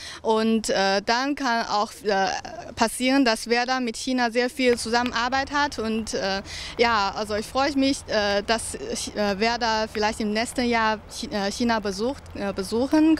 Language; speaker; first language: German; non-native, learner; Chinese